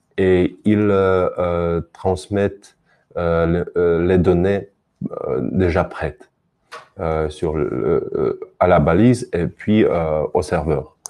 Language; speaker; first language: French; non-native, fluent; Russian